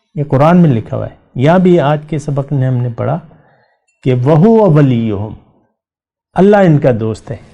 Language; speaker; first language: Urdu; non-native, local second language; Pashto